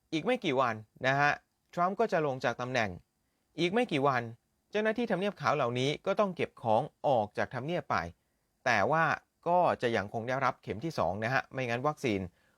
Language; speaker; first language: Thai; native; Thai